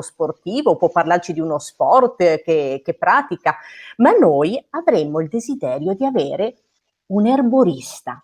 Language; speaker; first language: Italian; native; Italian